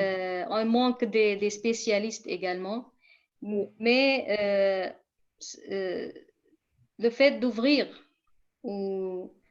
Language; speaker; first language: French; non-native, fluent; Kurdish